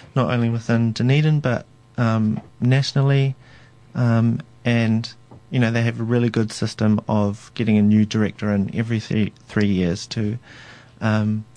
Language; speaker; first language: English; native; English